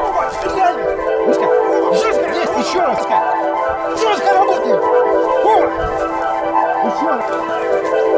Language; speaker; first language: Russian; native; Russian